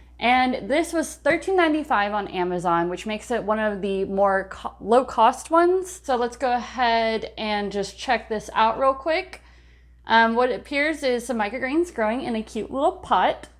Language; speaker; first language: English; native; English